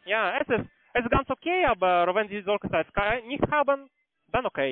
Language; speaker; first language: German; non-native, learner; Russian